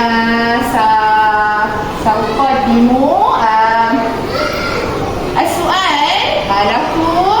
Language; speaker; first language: Arabic; non-native, learner; Malay